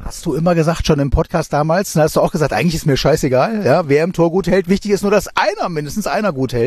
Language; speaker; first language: German; native; German